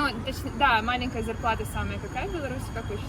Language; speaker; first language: Russian; native; Russian